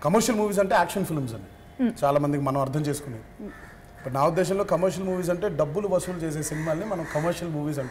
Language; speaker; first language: Telugu; native; Telugu